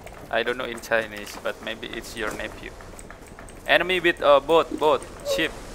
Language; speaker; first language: English; non-native, learner; Indonesian